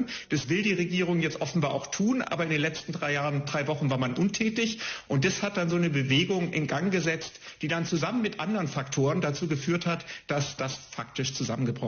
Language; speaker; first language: German; native; German